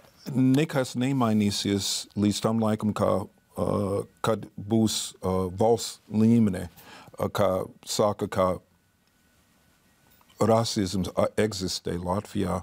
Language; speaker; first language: Latvian; non-native, fluent; English